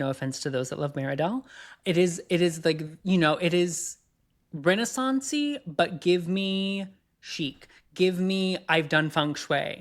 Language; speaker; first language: English; native; English